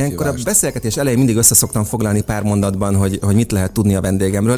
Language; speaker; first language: Hungarian; native; Hungarian